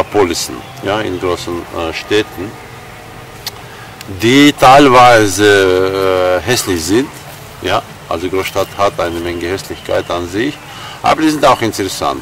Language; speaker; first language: German; non-native, fluent; Armenian